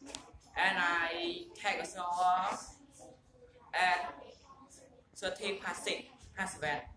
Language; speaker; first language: English; non-native, learner; Khmer